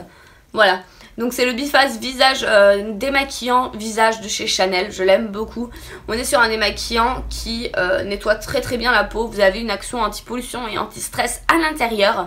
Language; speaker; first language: French; native; French